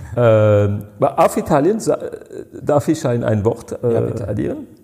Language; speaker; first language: German; non-native, fluent; French